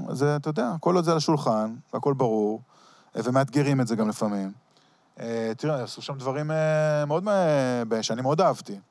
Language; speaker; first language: Hebrew; early bilingual, heritage; Hebrew